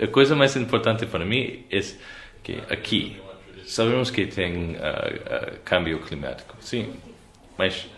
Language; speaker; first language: Portuguese; non-native, learner; English